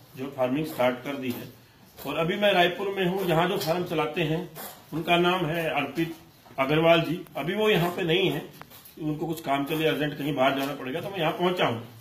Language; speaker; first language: Hindi; non-native, local second language; Malayalam